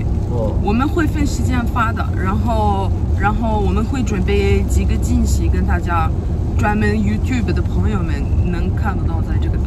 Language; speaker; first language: Chinese; non-native, fluent; French